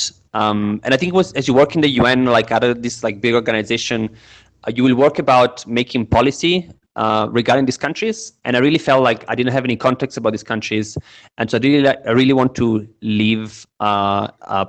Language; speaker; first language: English; non-native, fluent; Italian